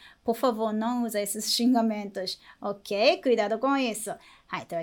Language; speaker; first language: Portuguese; non-native, fluent; Japanese